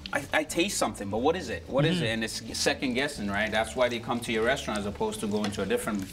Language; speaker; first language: English; native; English